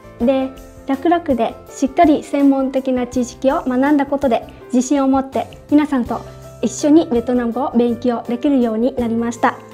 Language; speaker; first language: Japanese; non-native, fluent; Vietnamese